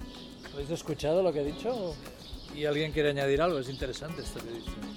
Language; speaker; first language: Spanish; native; Spanish